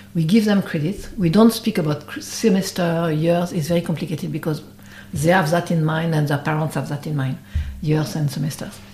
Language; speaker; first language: English; non-native, fluent; French